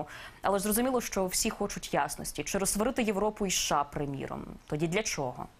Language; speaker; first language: Ukrainian; native; Ukrainian